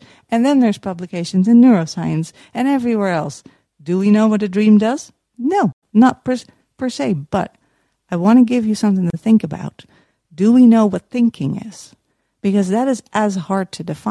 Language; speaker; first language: English; non-native, fluent; Dutch